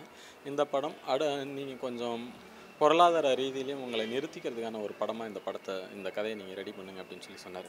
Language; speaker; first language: Tamil; native; Tamil